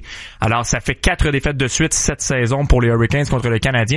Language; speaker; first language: French; native; French